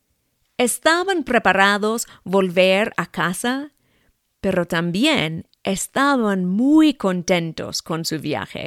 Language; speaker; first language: Spanish; non-native, fluent; English